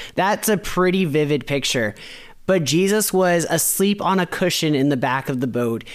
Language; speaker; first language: English; native; English